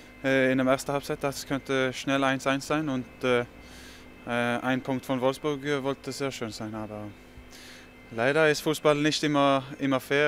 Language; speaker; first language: German; non-native, fluent; Norwegian